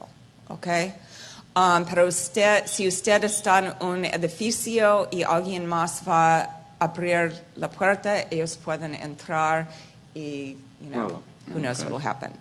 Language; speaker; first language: Spanish; non-native, fluent; English